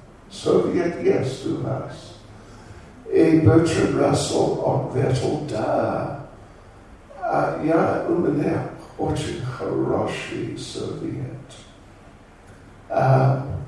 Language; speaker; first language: Russian; non-native, learner; English